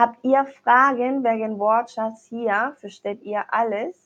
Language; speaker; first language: German; non-native, learner; Spanish